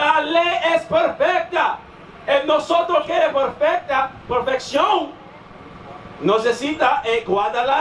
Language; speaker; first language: Spanish; non-native, learner; English